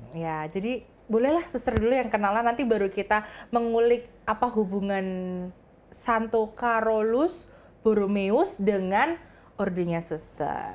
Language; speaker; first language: Indonesian; native; Indonesian